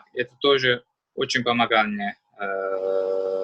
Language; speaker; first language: Russian; non-native, learner; Uzbek